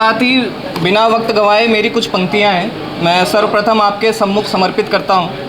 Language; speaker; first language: Hindi; native; Hindi